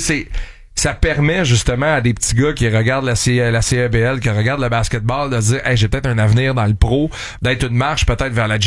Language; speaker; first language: French; native; French